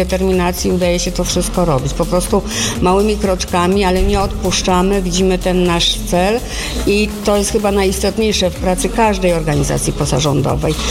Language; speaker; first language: Polish; native; Polish